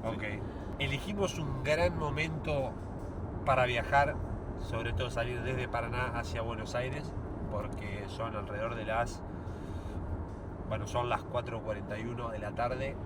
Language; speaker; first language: Spanish; native; Spanish